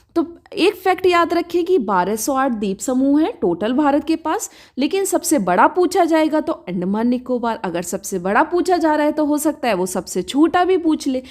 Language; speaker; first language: Hindi; native; Hindi